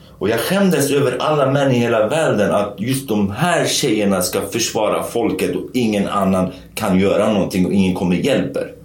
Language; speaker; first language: Swedish; non-native, fluent; Kurdish